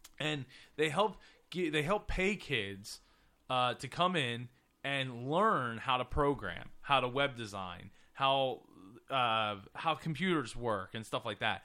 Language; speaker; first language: English; native; English